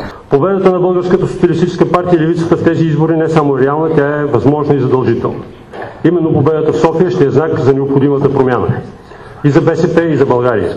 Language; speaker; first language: Bulgarian; native; Bulgarian